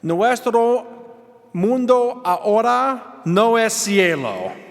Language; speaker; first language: Spanish; non-native, learner; English